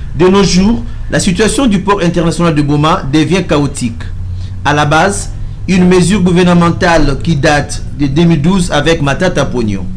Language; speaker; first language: French; non-native, local second language; Lingala